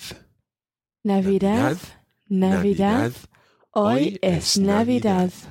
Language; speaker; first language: Spanish; non-native, learner; English